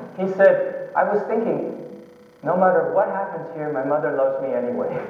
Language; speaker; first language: English; early bilingual, other home language; Chinese